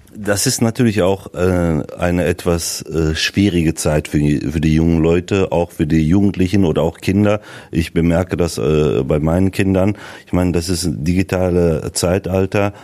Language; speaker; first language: German; early bilingual, other home language; Turkish